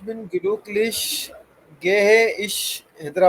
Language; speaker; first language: German; non-native, learner; Urdu